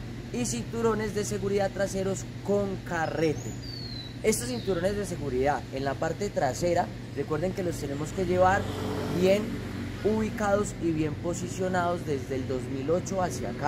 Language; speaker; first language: Spanish; native; Spanish